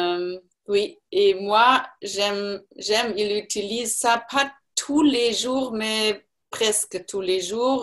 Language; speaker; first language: French; non-native, learner; German